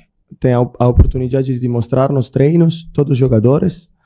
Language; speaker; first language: Portuguese; non-native, learner; Italian